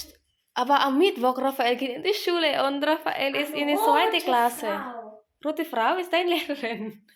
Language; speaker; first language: German; non-native, learner; Filipino